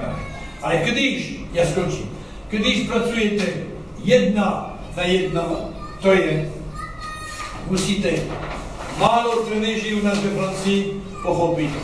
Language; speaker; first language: Czech; non-native, learner; French